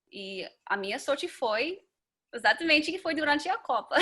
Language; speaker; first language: Portuguese; non-native, fluent; English